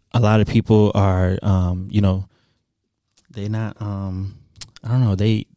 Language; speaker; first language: English; early bilingual, other home language; Haitian Creole